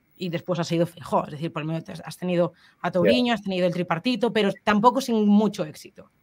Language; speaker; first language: Spanish; native; Spanish